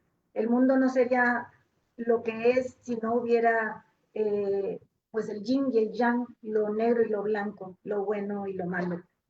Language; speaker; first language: Spanish; native; Spanish